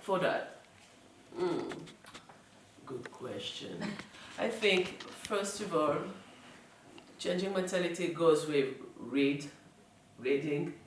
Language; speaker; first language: English; non-native, learner; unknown